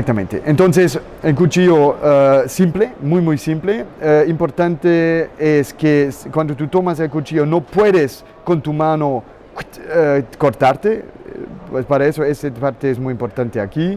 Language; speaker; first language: Spanish; non-native, learner; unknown